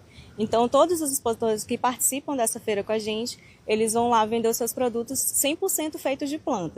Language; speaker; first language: Portuguese; native; Portuguese